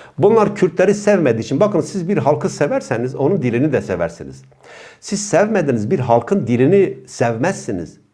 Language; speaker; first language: Turkish; non-native, local second language; Kurdish